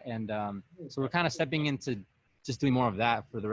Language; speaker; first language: English; native; English